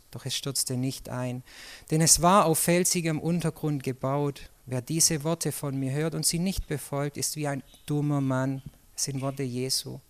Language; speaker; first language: German; native; German